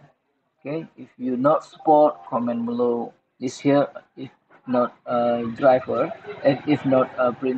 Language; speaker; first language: English; non-native, learner; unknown